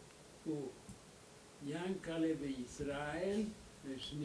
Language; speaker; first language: Hebrew; non-native, learner; German